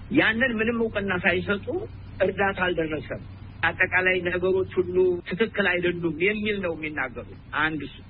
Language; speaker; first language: Amharic; native; Amharic